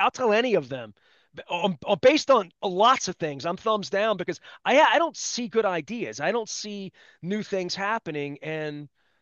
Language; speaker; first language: English; native; English